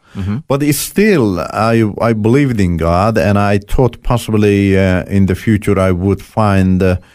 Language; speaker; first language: English; non-native, fluent; Turkish